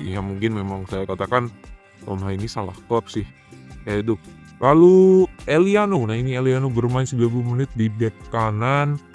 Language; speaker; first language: Indonesian; native; Indonesian